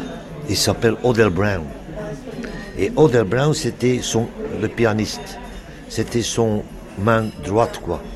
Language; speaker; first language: French; non-native, local second language; Dutch